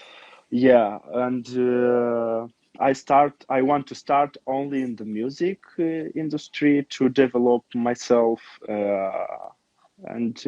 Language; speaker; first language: English; non-native, learner; Romanian